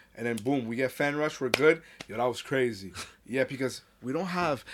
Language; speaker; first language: English; native; English